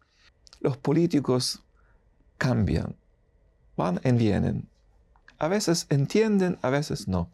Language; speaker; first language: Spanish; non-native, fluent; Ukrainian